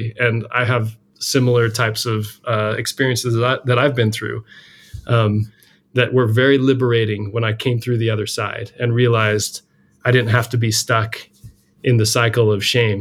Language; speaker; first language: English; native; English